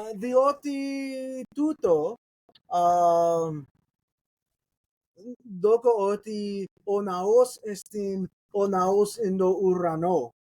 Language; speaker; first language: Greek; non-native, learner; English